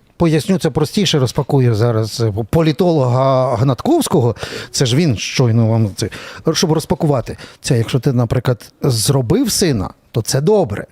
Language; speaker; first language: Ukrainian; native; Ukrainian